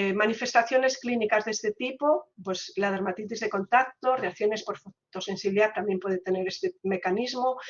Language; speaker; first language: Spanish; native; Spanish